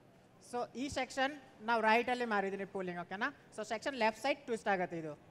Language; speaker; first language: Kannada; non-native, local second language; Hindi